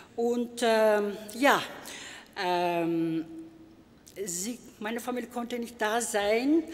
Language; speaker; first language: German; non-native, fluent; Turkish